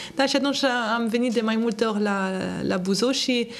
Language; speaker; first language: Romanian; non-native, fluent; French